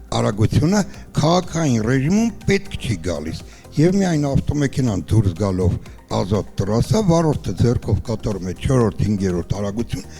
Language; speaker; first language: Armenian; native; Armenian